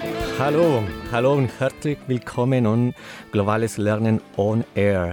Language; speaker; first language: German; non-native, learner; Spanish